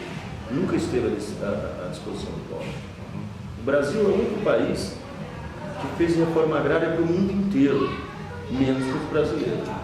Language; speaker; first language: Portuguese; native; Portuguese